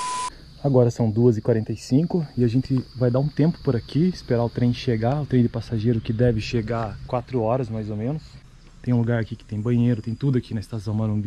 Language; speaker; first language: Portuguese; native; Portuguese